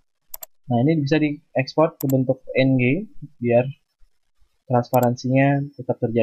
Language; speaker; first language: Indonesian; native; Indonesian